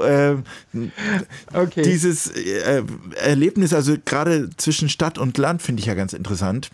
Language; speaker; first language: German; native; German